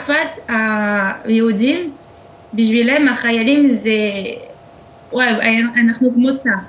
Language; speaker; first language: Hebrew; non-native, learner; French